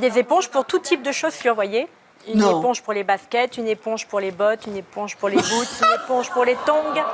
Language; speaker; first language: French; native; French